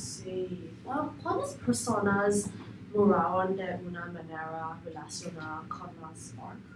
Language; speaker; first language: Spanish; non-native, learner; English